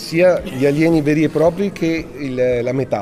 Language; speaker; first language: Italian; native; Italian